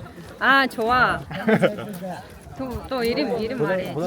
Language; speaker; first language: Korean; non-native, learner; Mongolian